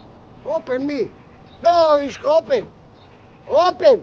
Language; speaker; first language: English; non-native, learner; Greek